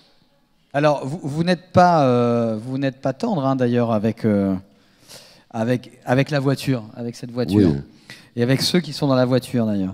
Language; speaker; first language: French; native; French